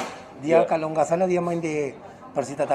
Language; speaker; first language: Indonesian; non-native, fluent; Spanish